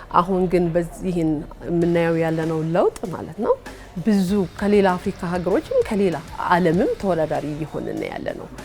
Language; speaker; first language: Amharic; native; Amharic